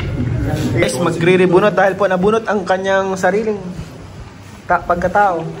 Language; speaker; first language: Filipino; native; Filipino